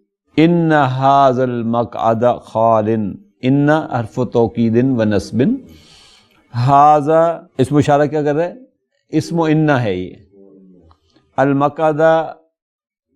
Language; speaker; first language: Urdu; native; Urdu